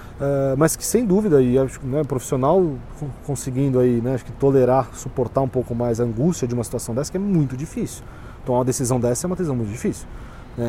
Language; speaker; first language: Portuguese; native; Portuguese